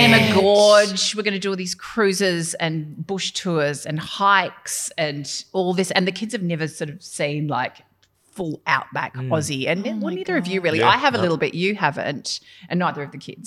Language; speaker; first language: English; native; English